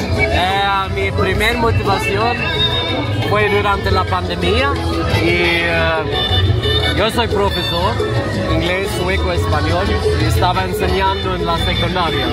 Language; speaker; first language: Spanish; non-native, fluent; Swedish